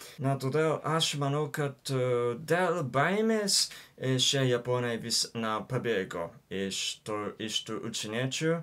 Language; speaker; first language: Lithuanian; non-native, learner; Japanese